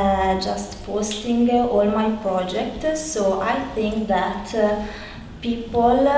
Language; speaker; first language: English; non-native, learner; Italian